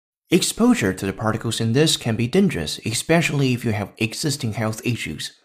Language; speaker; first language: English; non-native, fluent; Chinese